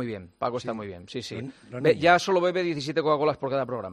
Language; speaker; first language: Spanish; native; Spanish